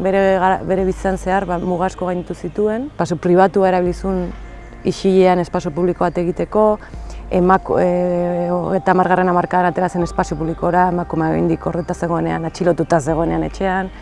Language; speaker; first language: Basque; native; Basque